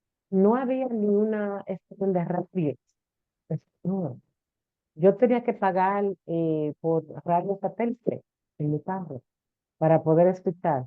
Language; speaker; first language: Spanish; early bilingual, heritage; Spanish